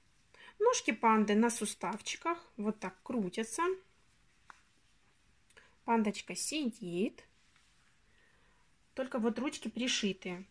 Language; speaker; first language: Russian; native; Russian